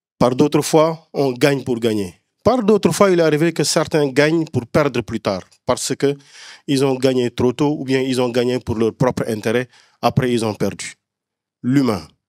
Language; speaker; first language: French; non-native, local second language; Wolof